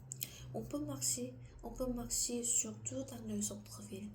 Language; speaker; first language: French; non-native, learner; Korean